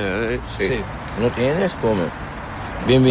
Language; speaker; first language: Spanish; non-native, learner; Arabic